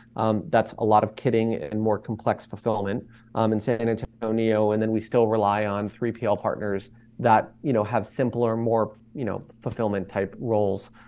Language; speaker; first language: English; native; English